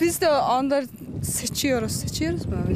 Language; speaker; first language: Turkish; non-native, learner; Mongolian